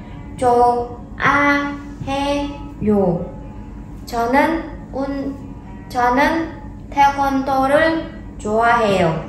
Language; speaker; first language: Korean; non-native, learner; Vietnamese